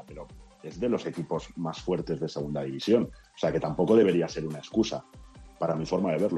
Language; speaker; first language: Spanish; native; Spanish